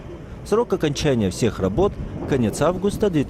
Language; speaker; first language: Russian; native; Russian